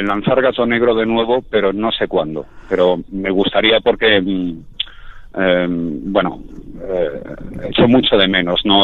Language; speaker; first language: Spanish; native; Spanish